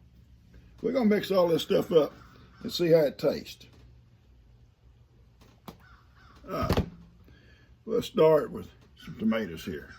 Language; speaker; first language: English; native; English